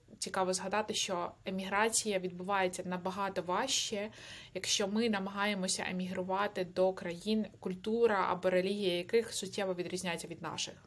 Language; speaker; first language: Ukrainian; native; Ukrainian